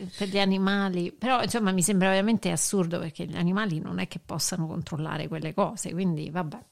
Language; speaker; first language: Italian; native; Italian